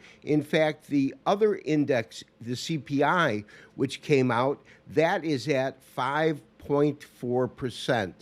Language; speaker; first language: English; native; English